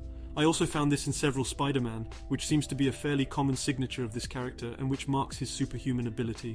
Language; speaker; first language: English; non-native, fluent; French